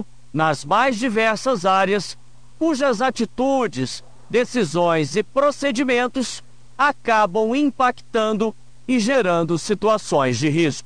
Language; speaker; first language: Portuguese; native; Portuguese